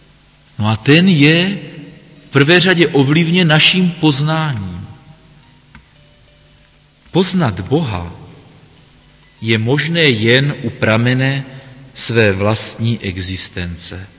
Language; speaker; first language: Czech; native; Czech